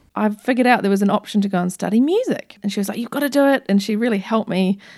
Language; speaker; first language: English; native; English